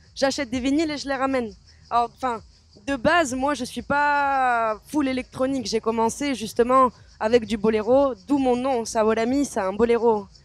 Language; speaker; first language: French; native; French